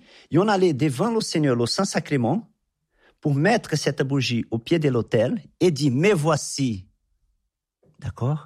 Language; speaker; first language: French; non-native, fluent; Portuguese